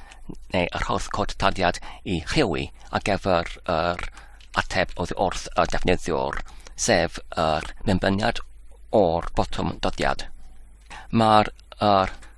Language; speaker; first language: Welsh; non-native, learner; Polish